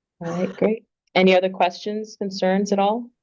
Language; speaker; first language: English; native; English